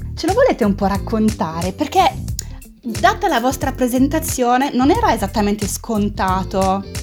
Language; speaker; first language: Italian; non-native, fluent; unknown